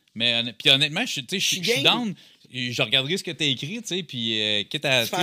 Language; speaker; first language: French; native; French